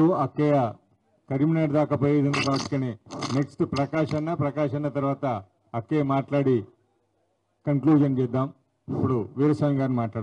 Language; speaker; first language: Telugu; native; Telugu